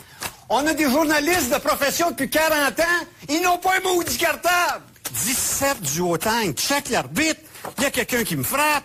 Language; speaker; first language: French; native; French